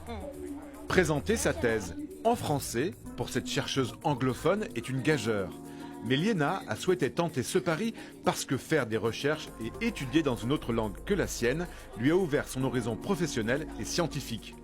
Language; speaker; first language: French; native; French